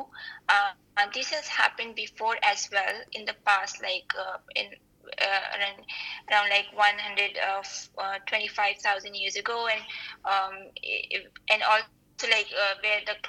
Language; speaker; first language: English; non-native, local second language; Hindi